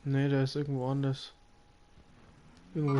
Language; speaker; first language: German; native; German